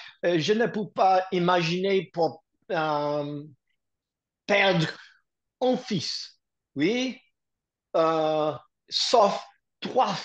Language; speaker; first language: French; non-native, learner; English